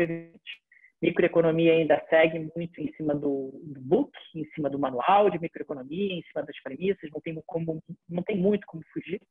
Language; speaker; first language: Portuguese; native; Portuguese